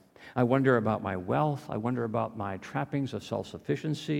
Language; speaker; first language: English; native; English